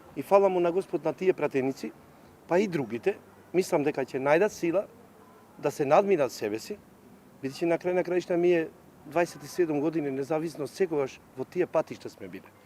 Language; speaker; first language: Macedonian; non-native, local second language; Albanian